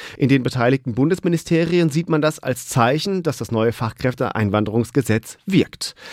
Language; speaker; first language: German; native; German